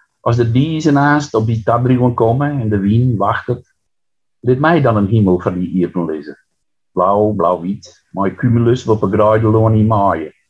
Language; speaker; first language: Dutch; non-native, local second language; Western Frisian